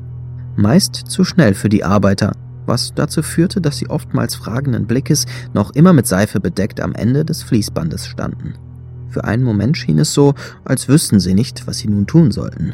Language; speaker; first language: German; native; German